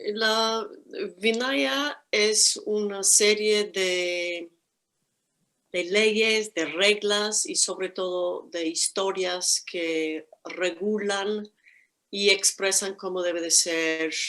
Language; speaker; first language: Spanish; non-native, fluent; English